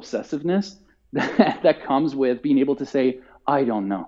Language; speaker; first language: English; non-native, fluent; Italian